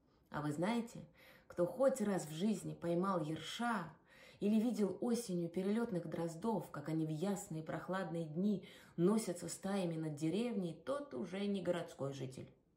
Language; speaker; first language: Russian; native; Russian